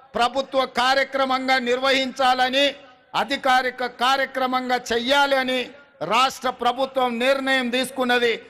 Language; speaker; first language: Telugu; native; Telugu